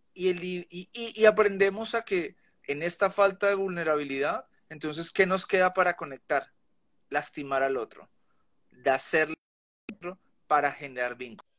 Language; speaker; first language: Spanish; native; Spanish